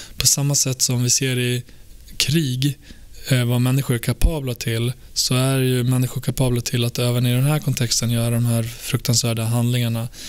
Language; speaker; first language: Swedish; early bilingual, other home language; Albanian